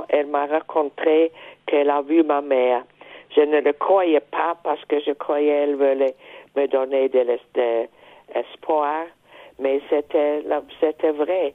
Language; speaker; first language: French; non-native, fluent; German